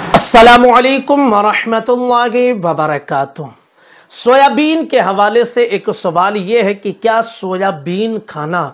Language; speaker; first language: Urdu; native; Urdu